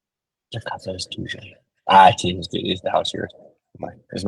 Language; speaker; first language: Spanish; non-native, learner; English